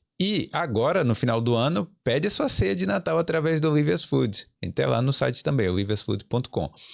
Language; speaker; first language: Portuguese; native; Portuguese